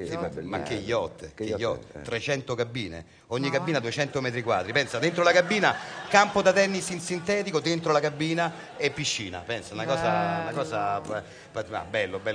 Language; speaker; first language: Italian; native; Italian